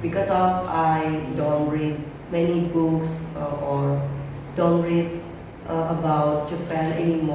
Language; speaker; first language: English; non-native, learner; Indonesian